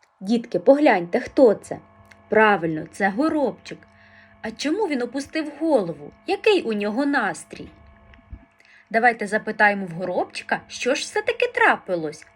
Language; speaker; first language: Ukrainian; native; Ukrainian